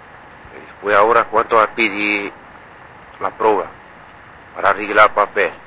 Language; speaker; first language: Spanish; non-native, learner; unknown